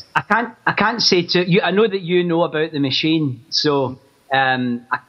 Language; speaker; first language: English; native; English